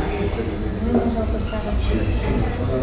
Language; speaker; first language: Spanish; native; Spanish